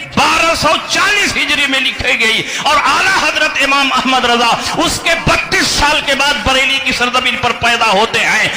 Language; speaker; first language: Urdu; native; Urdu